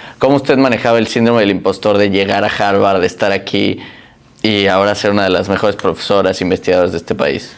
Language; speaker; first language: Spanish; native; Spanish